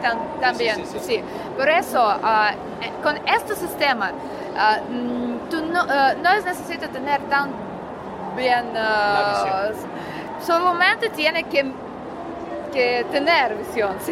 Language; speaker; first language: Spanish; non-native, learner; Russian